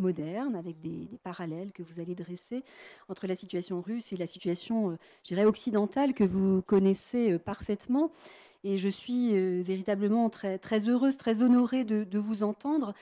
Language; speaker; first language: French; native; French